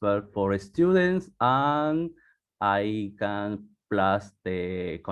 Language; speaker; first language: English; non-native, learner; Spanish